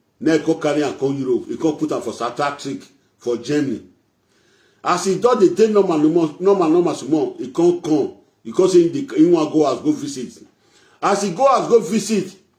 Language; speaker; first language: Nigerian Pidgin; non-native, local second language; Bini